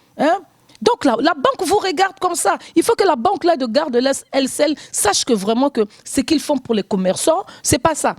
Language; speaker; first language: French; non-native, local second language; Lingala